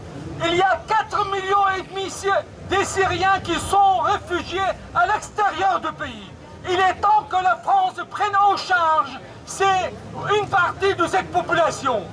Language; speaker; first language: French; non-native, fluent; Arabic